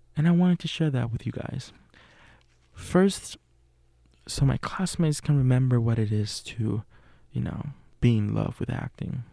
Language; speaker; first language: English; non-native, fluent; Spanish